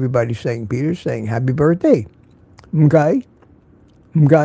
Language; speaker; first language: English; native; English